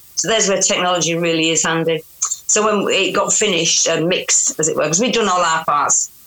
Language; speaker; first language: English; native; English